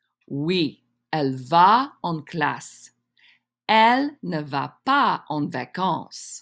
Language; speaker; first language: French; non-native, fluent; English